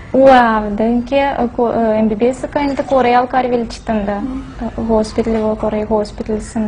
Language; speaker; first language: Malayalam; non-native, fluent; Russian